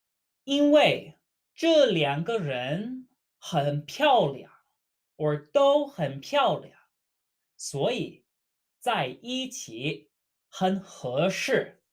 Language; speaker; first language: Chinese; non-native, fluent; English